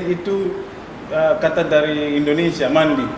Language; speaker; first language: Indonesian; non-native, fluent; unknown